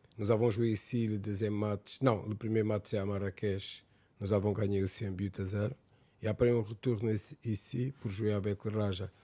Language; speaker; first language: French; non-native, fluent; Portuguese